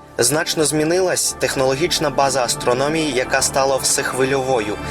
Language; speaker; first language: Ukrainian; native; Ukrainian